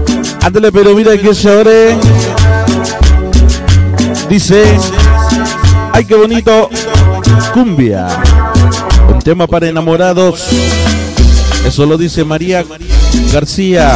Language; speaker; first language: Spanish; native; Spanish